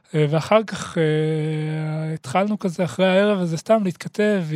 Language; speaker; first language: Hebrew; native; Hebrew